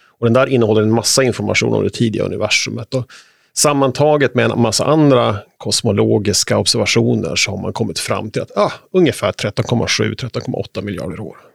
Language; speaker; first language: Swedish; native; Swedish